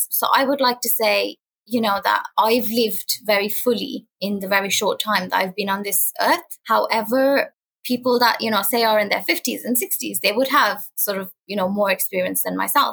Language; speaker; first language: English; non-native, local second language; Urdu